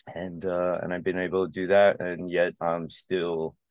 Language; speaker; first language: English; native; English